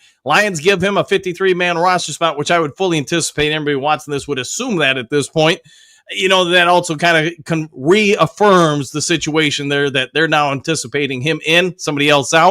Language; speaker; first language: English; native; English